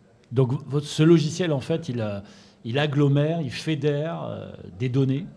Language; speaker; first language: French; native; French